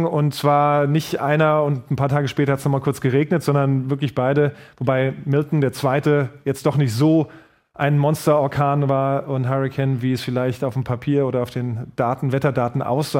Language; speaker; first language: German; native; German